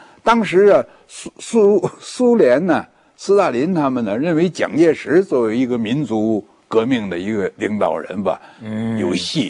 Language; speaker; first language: Chinese; native; Chinese